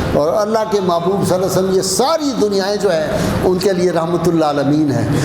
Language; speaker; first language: Urdu; non-native, local second language; Punjabi